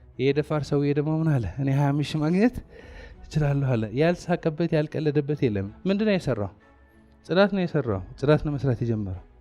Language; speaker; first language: Amharic; non-native, local second language; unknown